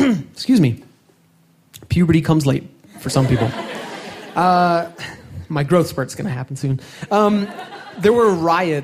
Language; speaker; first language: English; native; English